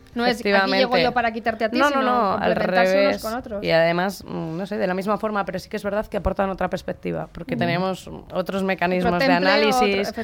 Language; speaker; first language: Spanish; native; Spanish